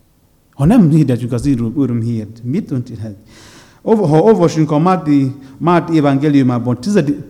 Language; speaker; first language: Hungarian; non-native, learner; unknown